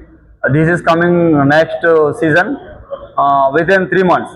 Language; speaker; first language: English; non-native, local second language; Telugu